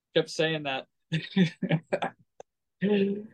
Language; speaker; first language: English; native; English